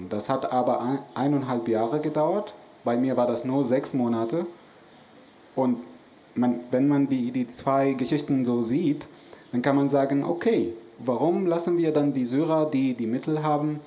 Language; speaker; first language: German; non-native, fluent; Arabic